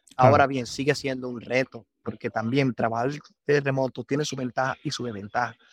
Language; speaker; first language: Spanish; native; Spanish